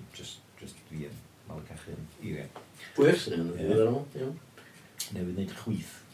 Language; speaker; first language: Welsh; early bilingual, heritage; Welsh